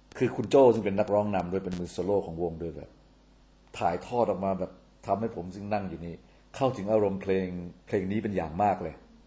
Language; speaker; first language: Thai; native; Thai